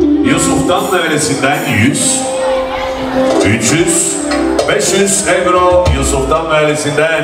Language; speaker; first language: Bulgarian; non-native, local second language; Turkish